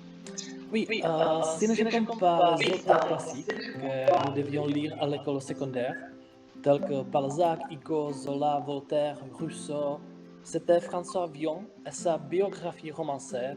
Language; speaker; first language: French; non-native, fluent; Czech